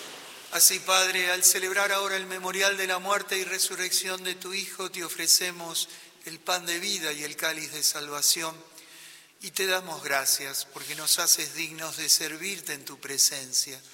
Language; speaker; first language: Spanish; native; Spanish